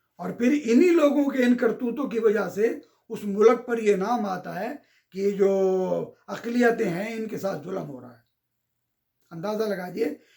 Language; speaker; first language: Urdu; native; Urdu